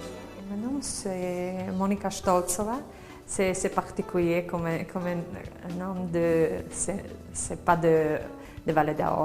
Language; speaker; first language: French; non-native, learner; Slovak